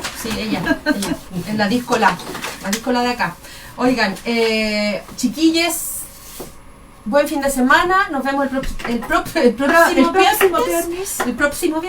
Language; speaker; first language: Spanish; native; Spanish